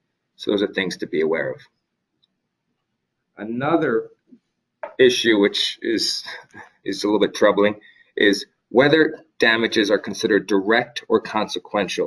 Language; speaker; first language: English; native; English